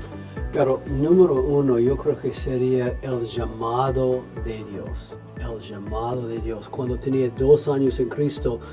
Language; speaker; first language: Spanish; non-native, fluent; English